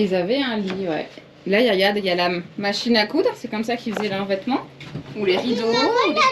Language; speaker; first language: French; native; French